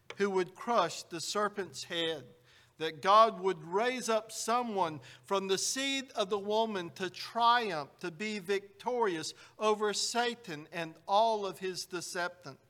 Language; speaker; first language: English; native; English